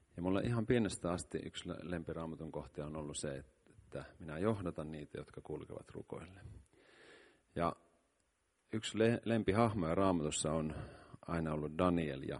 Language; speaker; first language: Finnish; native; Finnish